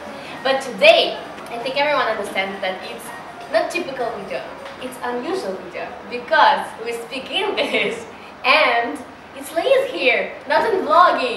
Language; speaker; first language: English; non-native, learner; Russian